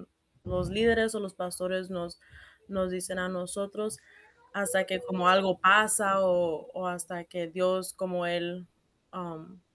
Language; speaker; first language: Spanish; early bilingual, heritage; Spanish